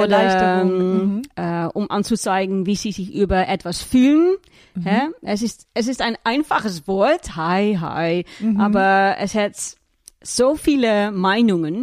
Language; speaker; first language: German; non-native, learner; Dutch